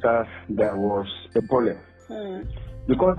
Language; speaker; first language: English; non-native, local second language; Yoruba